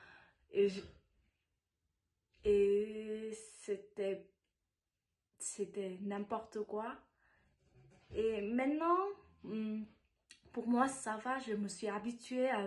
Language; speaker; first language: French; non-native, fluent; Vietnamese